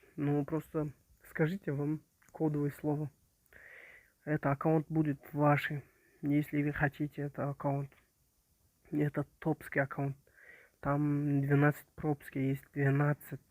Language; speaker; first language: Russian; non-native, local second language; Kazakh